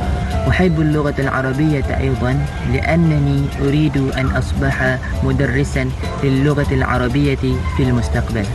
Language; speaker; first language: Arabic; non-native, learner; Malay